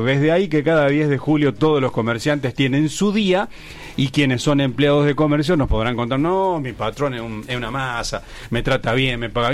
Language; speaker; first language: Spanish; native; Spanish